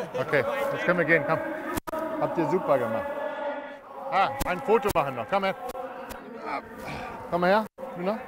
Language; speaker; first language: German; native; German